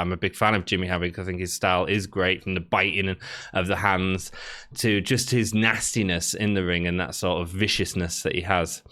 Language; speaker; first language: English; native; English